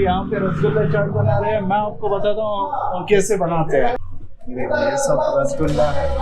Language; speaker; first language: Hindi; native; Hindi